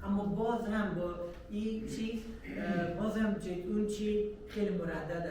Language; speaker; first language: Persian; native; Persian